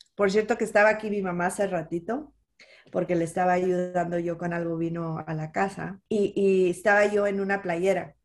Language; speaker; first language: Spanish; early bilingual, heritage; Spanish